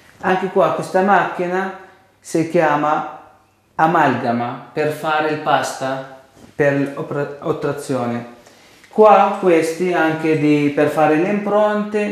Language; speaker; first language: Italian; non-native, learner; Arabic